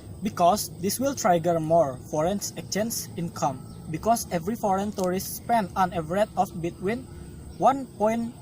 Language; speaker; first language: English; non-native, learner; Indonesian